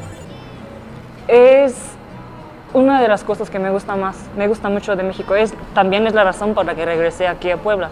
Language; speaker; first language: Spanish; non-native, fluent; Japanese